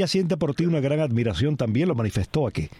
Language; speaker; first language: Spanish; native; Spanish